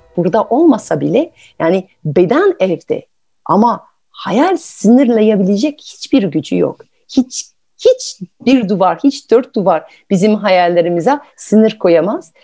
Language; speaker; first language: Turkish; non-native, fluent; French